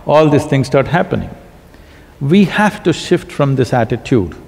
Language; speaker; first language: English; non-native, local second language; Kannada